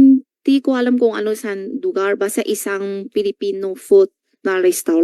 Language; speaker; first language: Filipino; non-native, learner; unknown